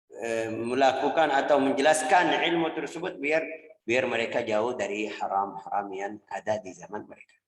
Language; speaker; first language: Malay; non-native, fluent; Arabic